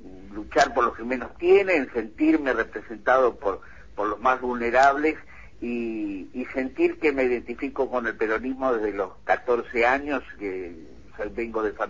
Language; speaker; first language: Spanish; native; Spanish